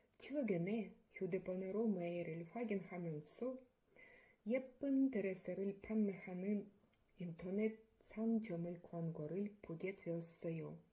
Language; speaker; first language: Korean; non-native, learner; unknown